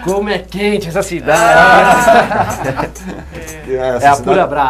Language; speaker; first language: Portuguese; native; Portuguese